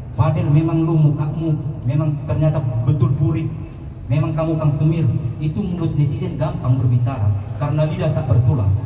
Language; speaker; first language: Indonesian; non-native, local second language; Batak Toba